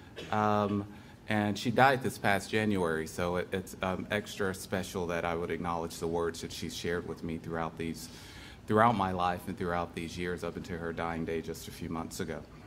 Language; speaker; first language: English; native; English